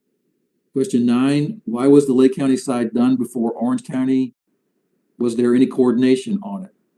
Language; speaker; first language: English; native; English